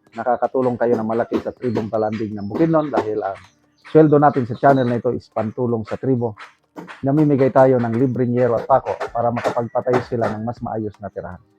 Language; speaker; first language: Filipino; native; Filipino